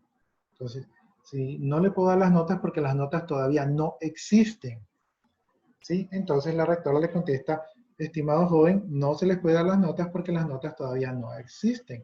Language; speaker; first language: Spanish; native; Spanish